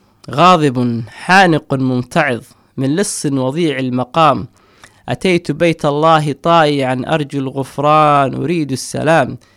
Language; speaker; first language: Arabic; non-native, local second language; Somali